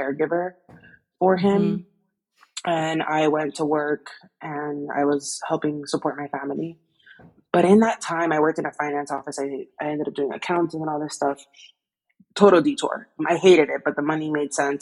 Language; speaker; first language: English; native; English